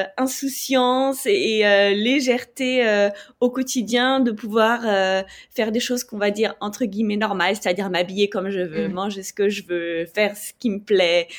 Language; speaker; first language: French; native; French